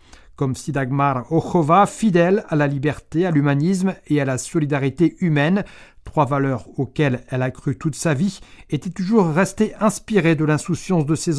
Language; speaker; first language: French; native; French